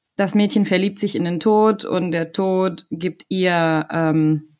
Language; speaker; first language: German; non-native, fluent; Spanish